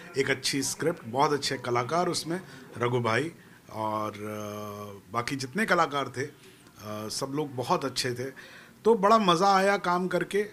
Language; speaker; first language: Hindi; native; Hindi